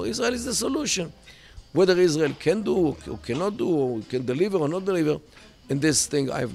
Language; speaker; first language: English; non-native, fluent; Hebrew